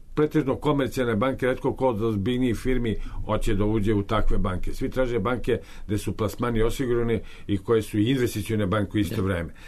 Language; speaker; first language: Serbian; native; Serbian